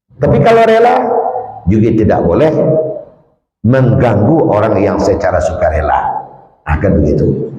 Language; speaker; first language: Malay; non-native, local second language; Minangkabau